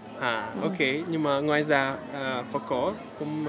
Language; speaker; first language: Vietnamese; non-native, learner; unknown